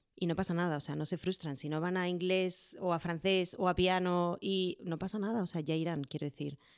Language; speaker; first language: Spanish; native; Spanish